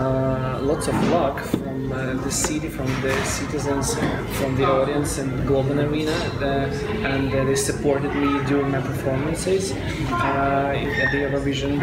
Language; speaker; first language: English; non-native, fluent; Russian